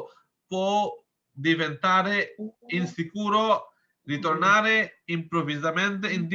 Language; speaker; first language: Italian; non-native, learner; Bangla